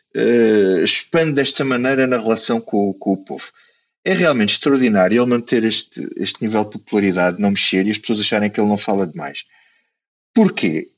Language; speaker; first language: Portuguese; native; Portuguese